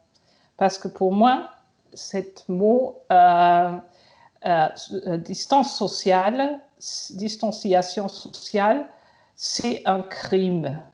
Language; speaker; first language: French; non-native, fluent; German